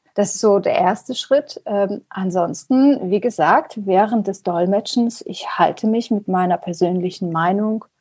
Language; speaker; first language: German; early bilingual, other home language; Persian